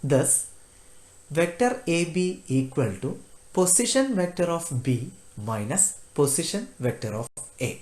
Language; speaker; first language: English; non-native, local second language; Malayalam